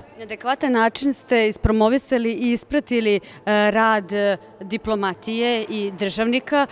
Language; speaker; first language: Serbian; native; Serbian